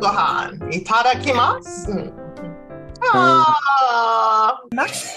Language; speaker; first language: Japanese; non-native, fluent; English